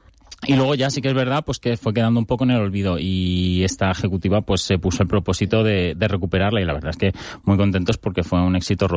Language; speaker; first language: Spanish; native; Spanish